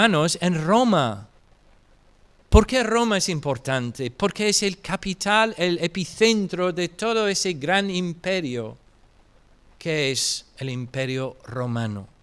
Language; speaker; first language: Spanish; non-native, fluent; English